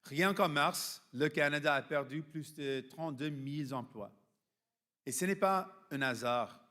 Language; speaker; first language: French; non-native, fluent; English